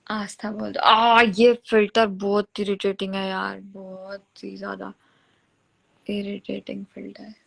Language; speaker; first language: Hindi; native; Hindi